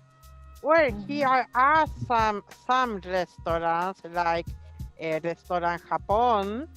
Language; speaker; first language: English; non-native, fluent; Spanish